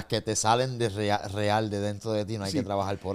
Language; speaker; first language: Spanish; native; Spanish